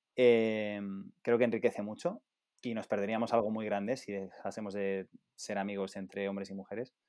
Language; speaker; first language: Spanish; native; Spanish